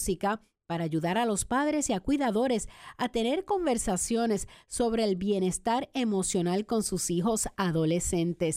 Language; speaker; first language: Spanish; native; Spanish